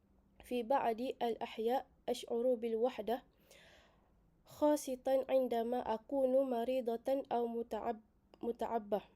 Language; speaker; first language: Arabic; non-native, learner; Malay